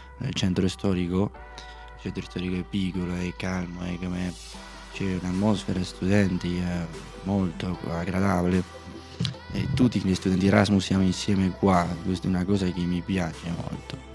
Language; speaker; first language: Italian; non-native, learner; Spanish